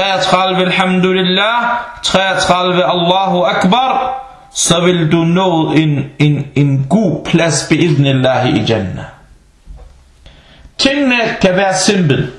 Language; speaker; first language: Danish; non-native, fluent; Arabic